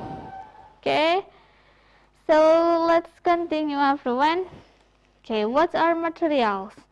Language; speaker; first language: English; non-native, fluent; Indonesian